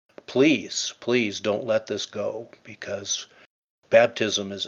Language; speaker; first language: English; native; English